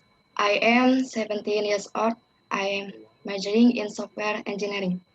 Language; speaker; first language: English; non-native, learner; Indonesian